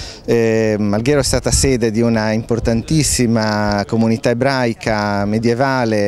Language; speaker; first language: Italian; native; Italian